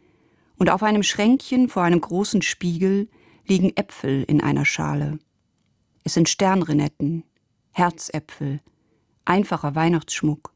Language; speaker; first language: German; native; German